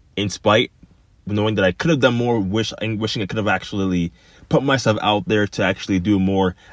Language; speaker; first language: English; native; English